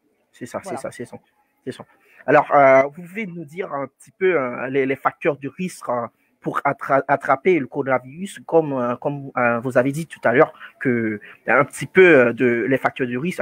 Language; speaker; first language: French; non-native, fluent; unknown